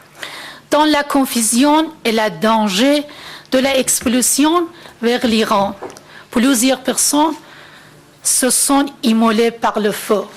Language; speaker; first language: French; non-native, fluent; Persian